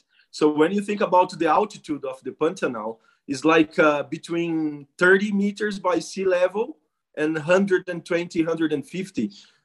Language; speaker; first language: English; non-native, fluent; Portuguese